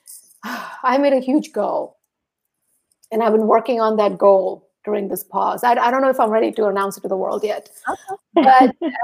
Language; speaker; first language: English; early bilingual, other home language; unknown